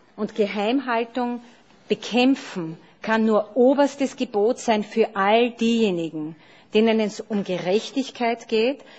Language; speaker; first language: German; native; German